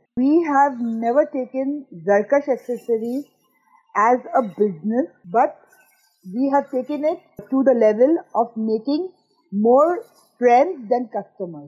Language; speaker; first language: English; non-native, local second language; Gujarati